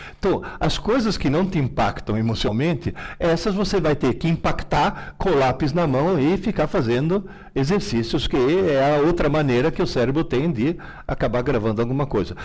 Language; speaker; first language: Portuguese; early bilingual, other home language; Italian